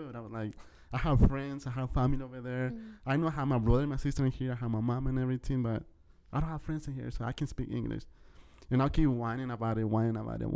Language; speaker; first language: English; early bilingual, other home language; Spanish